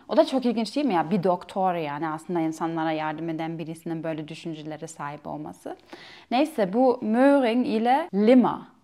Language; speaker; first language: Turkish; non-native, fluent; German